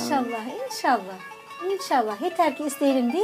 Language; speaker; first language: Turkish; native; Turkish